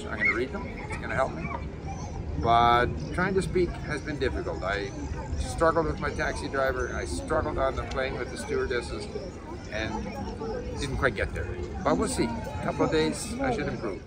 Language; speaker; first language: English; native; English